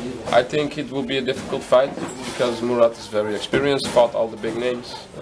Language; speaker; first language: English; non-native, fluent; Dutch